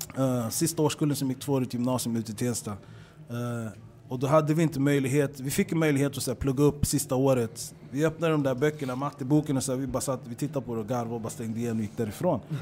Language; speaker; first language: Swedish; early bilingual, other home language; Papiamento